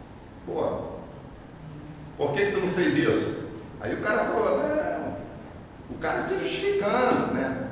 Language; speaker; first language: Portuguese; native; Portuguese